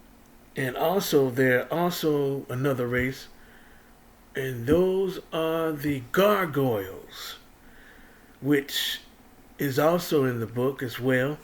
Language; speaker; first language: English; native; English